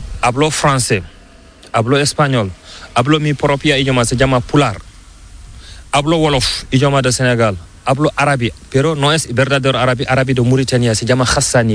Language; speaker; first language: Spanish; non-native, learner; Fula